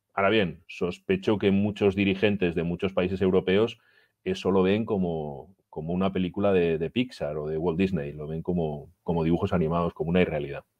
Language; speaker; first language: Spanish; native; Spanish